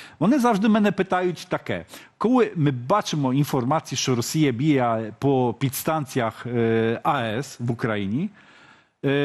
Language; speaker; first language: Polish; non-native, learner; Ukrainian